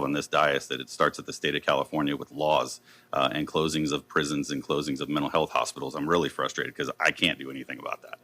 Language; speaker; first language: English; native; English